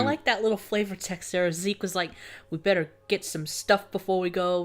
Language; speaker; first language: English; native; English